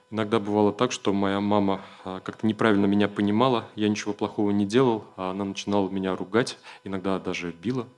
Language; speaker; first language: Russian; native; Russian